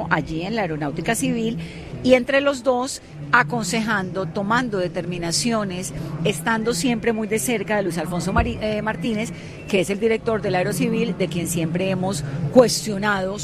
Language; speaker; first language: Spanish; native; Spanish